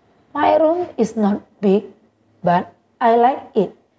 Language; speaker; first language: English; non-native, fluent; Indonesian